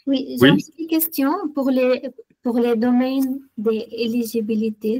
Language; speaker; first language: French; non-native, fluent; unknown